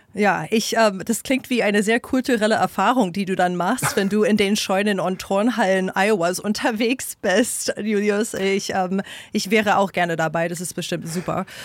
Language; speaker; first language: German; non-native, fluent; English